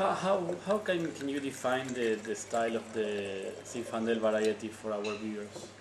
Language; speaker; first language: English; non-native, learner; Spanish